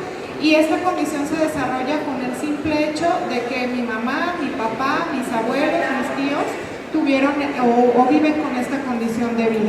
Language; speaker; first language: Spanish; native; Spanish